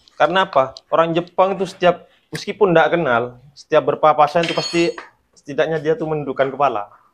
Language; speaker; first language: Indonesian; native; Indonesian